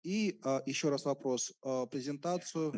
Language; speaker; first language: Russian; native; Russian